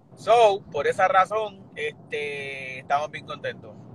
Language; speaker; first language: Spanish; native; Spanish